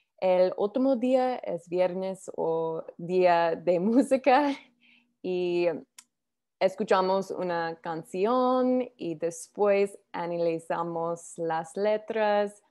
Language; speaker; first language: Spanish; non-native, learner; English